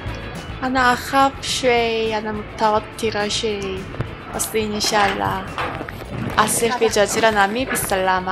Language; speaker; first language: Arabic; non-native, learner; Korean